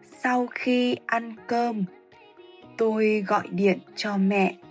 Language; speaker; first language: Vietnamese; non-native, fluent; Korean